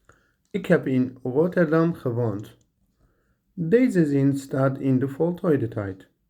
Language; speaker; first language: Dutch; non-native, learner; Turkish